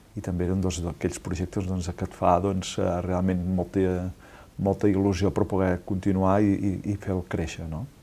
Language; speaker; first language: Catalan; native; Catalan